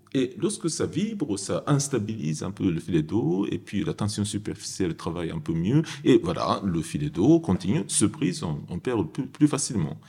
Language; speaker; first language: French; non-native, fluent; Japanese